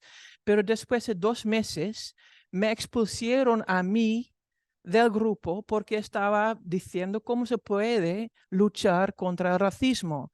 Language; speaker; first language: Spanish; non-native, fluent; Dutch